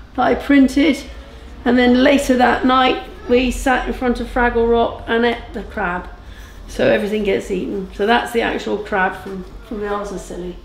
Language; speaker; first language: English; native; English